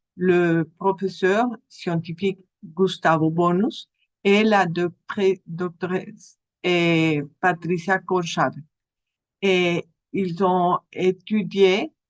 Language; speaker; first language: French; non-native, fluent; Spanish